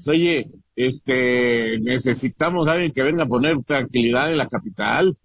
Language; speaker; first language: Spanish; native; Spanish